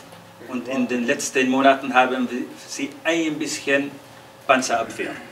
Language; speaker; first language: German; non-native, fluent; Arabic